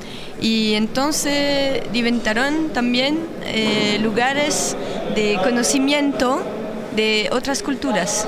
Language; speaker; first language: Spanish; non-native, learner; French